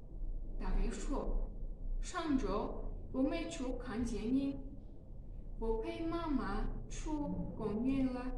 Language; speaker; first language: Chinese; non-native, learner; Tajik